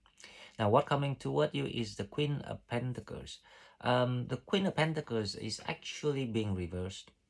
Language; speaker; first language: English; non-native, fluent; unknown